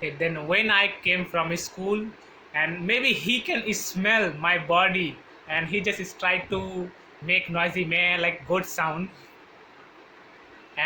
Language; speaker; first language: English; non-native, learner; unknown